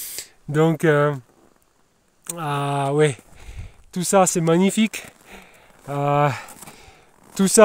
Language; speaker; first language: French; non-native, learner; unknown